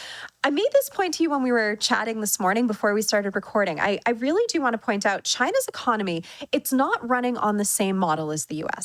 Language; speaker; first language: English; native; English